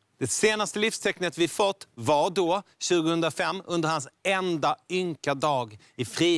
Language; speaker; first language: Swedish; native; Swedish